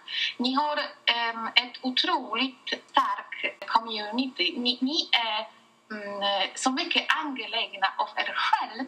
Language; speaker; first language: Swedish; non-native, fluent; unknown